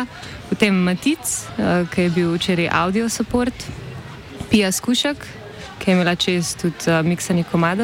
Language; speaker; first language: Slovenian; native; Slovenian